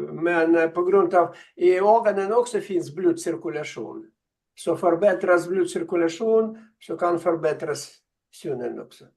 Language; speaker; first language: Swedish; non-native, learner; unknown